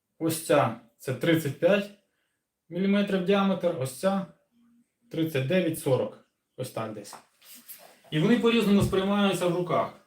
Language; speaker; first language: Ukrainian; non-native, local second language; Russian